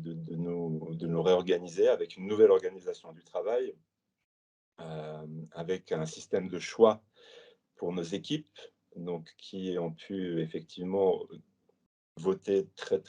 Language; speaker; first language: French; native; French